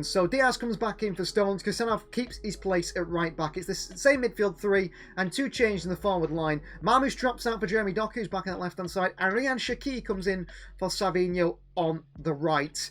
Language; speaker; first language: English; native; English